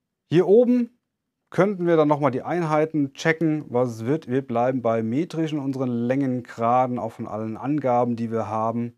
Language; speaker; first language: German; native; German